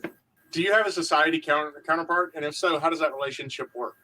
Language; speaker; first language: English; native; English